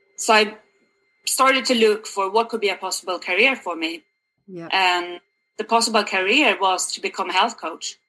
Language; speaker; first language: English; non-native, fluent; Swedish